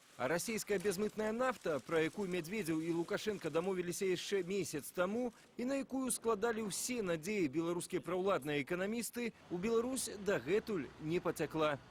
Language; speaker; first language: Belarusian; native; Belarusian